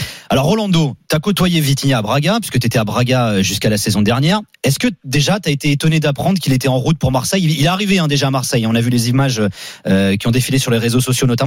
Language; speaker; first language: French; native; French